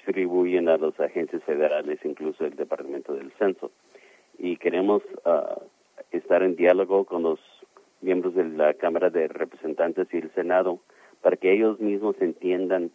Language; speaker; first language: Spanish; early bilingual, heritage; Spanish